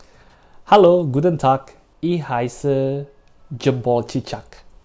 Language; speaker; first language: German; non-native, learner; Indonesian